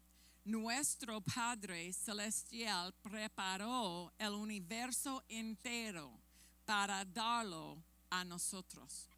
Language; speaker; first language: Spanish; non-native, fluent; English